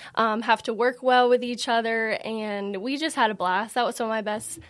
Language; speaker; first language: English; native; English